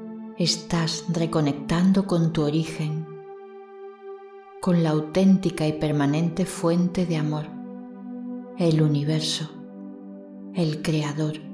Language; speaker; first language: Spanish; native; Spanish